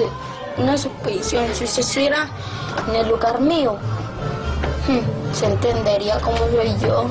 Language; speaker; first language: Spanish; native; Spanish